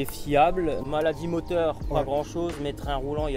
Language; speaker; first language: French; native; French